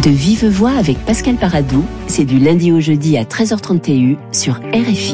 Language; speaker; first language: French; native; French